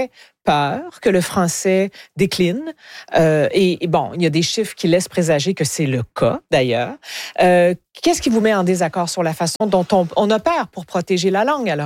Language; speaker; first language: French; native; French